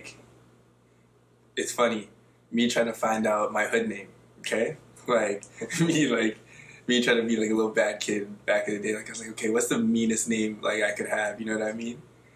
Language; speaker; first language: English; native; English